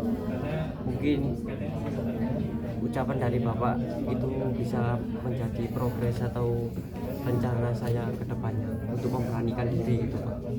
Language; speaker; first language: Indonesian; native; Indonesian